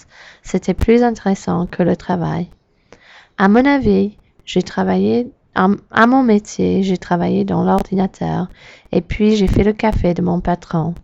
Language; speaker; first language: French; non-native, learner; English